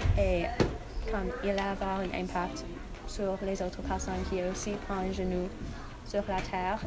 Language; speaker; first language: French; non-native, learner; English